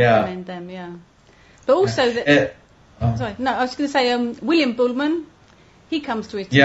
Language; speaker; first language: English; native; English